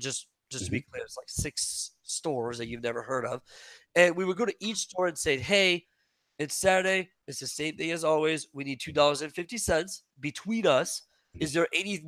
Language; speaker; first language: English; non-native, fluent; French